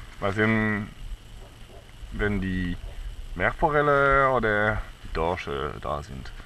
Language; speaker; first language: German; non-native, fluent; French